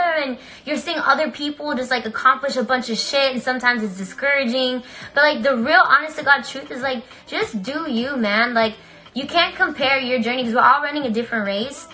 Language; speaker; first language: English; early bilingual, other home language; Spanish